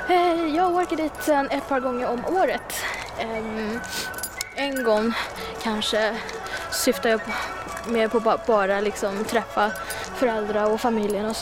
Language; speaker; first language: Swedish; non-native, fluent; Chinese